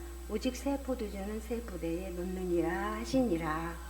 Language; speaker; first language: Korean; native; Korean